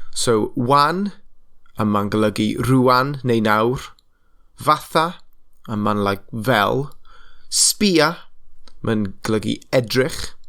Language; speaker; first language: Welsh; non-native, local second language; English